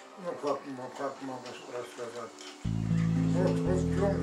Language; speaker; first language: Russian; non-native, local second language; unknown